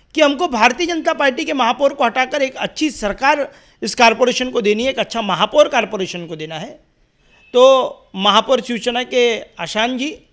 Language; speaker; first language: Hindi; non-native, local second language; Marathi